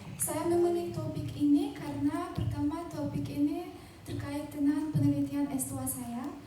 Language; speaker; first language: Indonesian; non-native, fluent; Azerbaijani